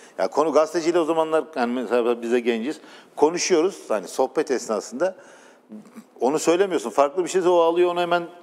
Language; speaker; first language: Turkish; native; Turkish